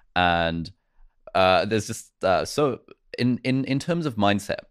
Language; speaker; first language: English; native; English